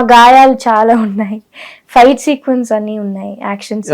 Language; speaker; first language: Telugu; non-native, local second language; Tamil